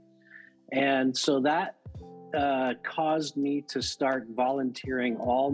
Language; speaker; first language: English; native; English